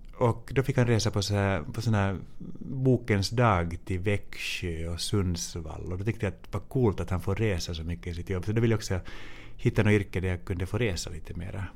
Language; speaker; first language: Swedish; native; Swedish